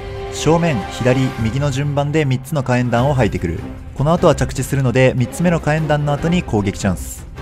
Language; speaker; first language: Japanese; native; Japanese